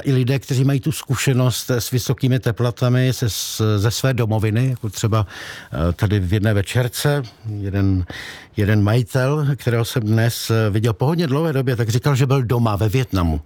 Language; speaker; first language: Czech; native; Czech